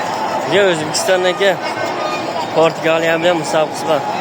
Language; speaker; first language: Uzbek; non-native, learner; Uyghur